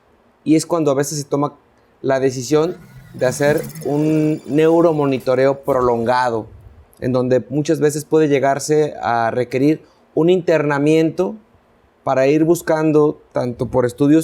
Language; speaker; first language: Spanish; native; Spanish